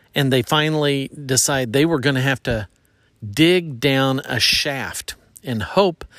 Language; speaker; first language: English; native; English